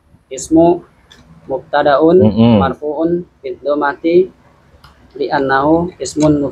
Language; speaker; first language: Arabic; non-native, learner; Indonesian